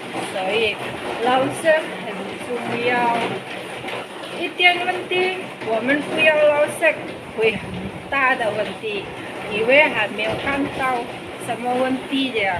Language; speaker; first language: Chinese; non-native, learner; Indonesian